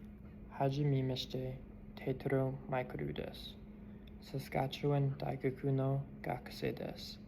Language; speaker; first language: Japanese; non-native, learner; English